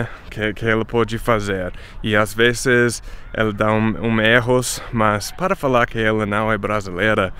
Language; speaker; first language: Portuguese; non-native, fluent; English